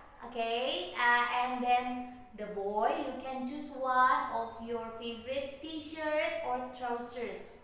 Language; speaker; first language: English; non-native, fluent; Indonesian